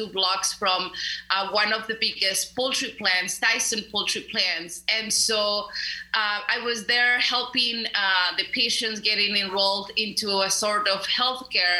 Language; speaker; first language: English; non-native, fluent; Spanish